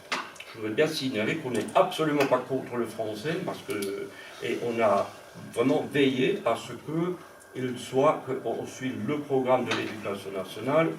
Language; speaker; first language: French; non-native, local second language; Swiss German